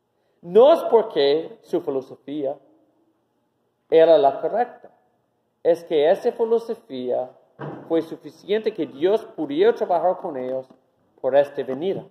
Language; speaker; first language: Spanish; non-native, fluent; English